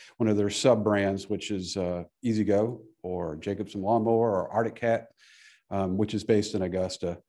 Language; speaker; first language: English; native; English